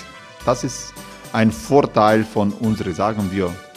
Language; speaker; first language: German; non-native, fluent; Croatian